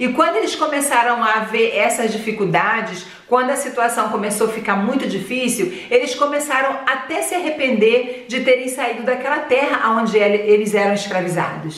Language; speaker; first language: Portuguese; native; Portuguese